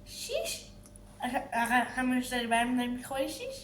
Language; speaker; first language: Persian; native; Persian